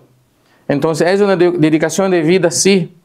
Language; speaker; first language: Spanish; non-native, fluent; Portuguese